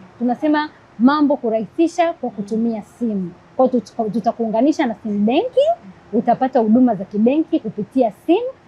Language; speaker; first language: Swahili; native; Swahili